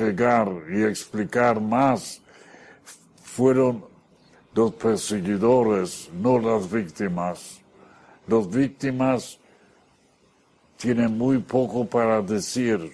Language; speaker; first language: Spanish; non-native, fluent; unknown